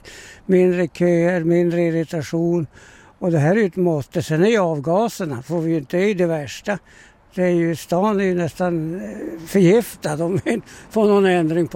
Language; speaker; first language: Swedish; native; Swedish